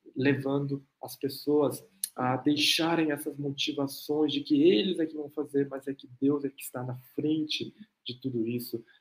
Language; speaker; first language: Portuguese; non-native, fluent; Korean